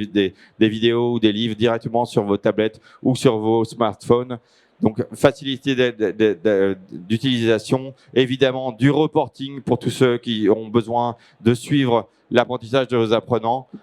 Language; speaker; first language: French; native; French